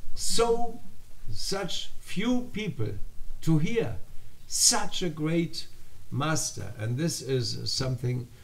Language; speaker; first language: English; non-native, fluent; German